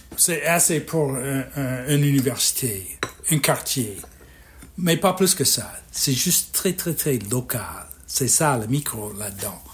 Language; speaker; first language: French; non-native, fluent; English